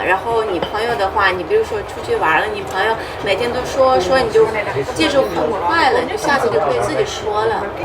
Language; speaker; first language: Chinese; non-native, fluent; Russian